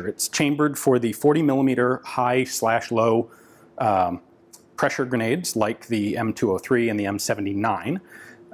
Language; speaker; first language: English; native; English